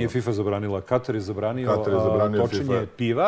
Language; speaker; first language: Serbian; native; Serbian